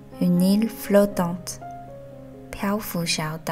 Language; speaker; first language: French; non-native, fluent; Chinese